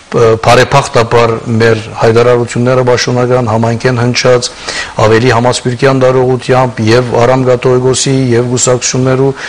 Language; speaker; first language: Armenian; early bilingual, heritage; Armenian